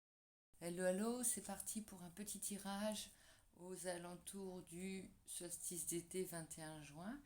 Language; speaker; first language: French; native; French